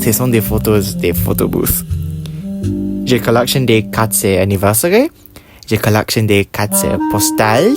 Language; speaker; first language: French; non-native, learner; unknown